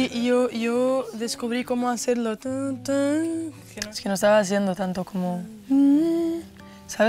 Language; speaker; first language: Spanish; non-native, fluent; Portuguese